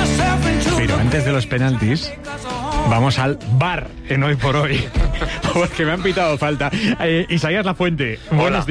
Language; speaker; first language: Spanish; native; Spanish